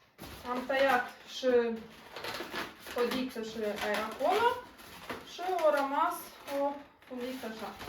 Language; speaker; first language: Romanian; non-native, local second language; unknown